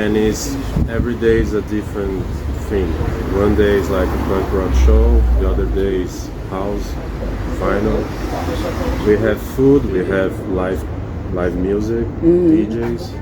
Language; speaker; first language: English; non-native, fluent; Portuguese